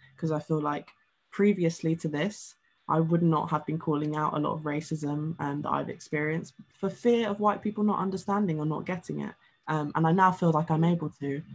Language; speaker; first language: English; native; English